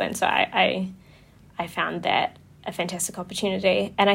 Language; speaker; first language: English; native; English